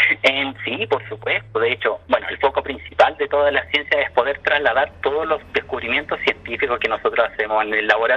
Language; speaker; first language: Spanish; native; Spanish